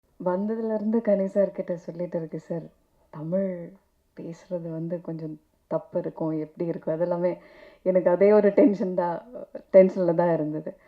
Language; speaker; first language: Tamil; non-native, learner; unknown